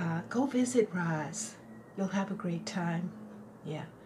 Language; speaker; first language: English; non-native, local second language; Spanish